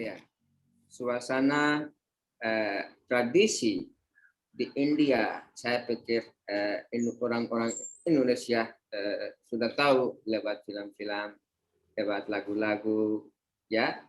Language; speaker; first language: Indonesian; non-native, fluent; Hindi